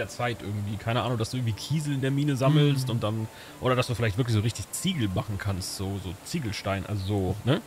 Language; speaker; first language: German; native; German